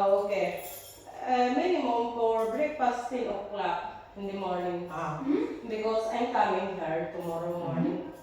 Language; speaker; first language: English; non-native, local second language; Filipino